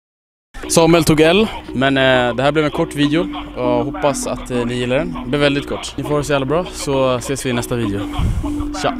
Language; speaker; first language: Swedish; native; Swedish